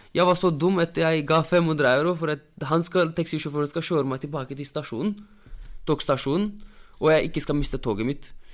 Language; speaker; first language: Norwegian; non-native, fluent; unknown